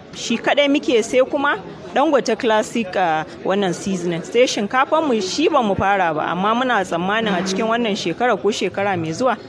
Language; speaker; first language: Hausa; native; Hausa